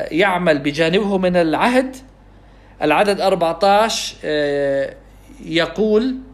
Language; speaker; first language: Arabic; non-native, fluent; English